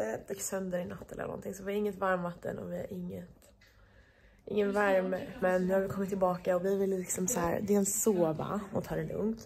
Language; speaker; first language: Swedish; native; Swedish